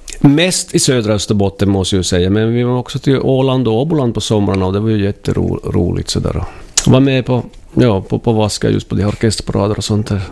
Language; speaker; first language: Swedish; native; Swedish